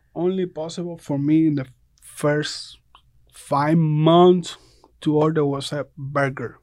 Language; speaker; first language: English; non-native, fluent; Spanish